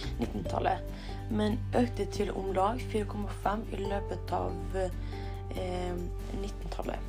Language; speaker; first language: Norwegian; early bilingual, other home language; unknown